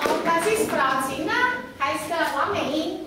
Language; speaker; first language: German; non-native, learner; Chinese